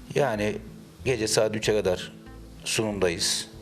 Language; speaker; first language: Turkish; native; Turkish